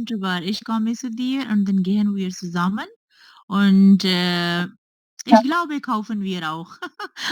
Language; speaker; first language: German; non-native, learner; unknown